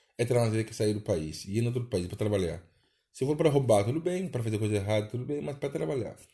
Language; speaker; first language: Portuguese; non-native, learner; Wolof